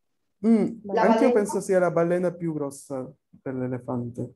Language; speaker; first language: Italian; non-native, fluent; Spanish